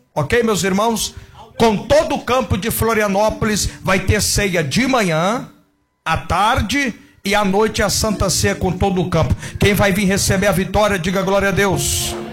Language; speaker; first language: Portuguese; native; Portuguese